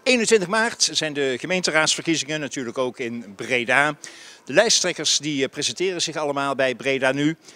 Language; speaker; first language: Dutch; native; Dutch